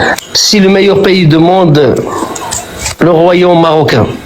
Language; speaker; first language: French; non-native, local second language; Arabic